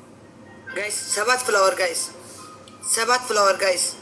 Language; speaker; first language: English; non-native, learner; Amharic